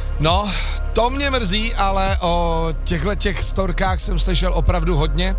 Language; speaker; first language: Czech; native; Czech